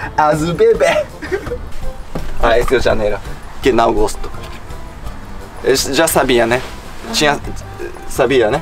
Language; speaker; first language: Portuguese; non-native, learner; Japanese